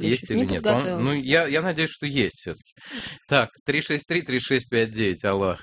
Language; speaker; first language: Russian; native; Russian